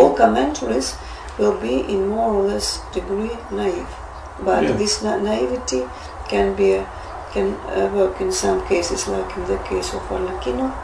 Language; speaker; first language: English; non-native, fluent; Russian